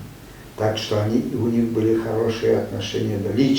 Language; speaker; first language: Russian; non-native, fluent; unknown